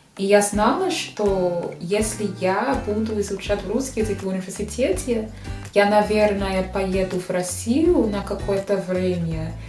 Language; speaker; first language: Russian; non-native, fluent; English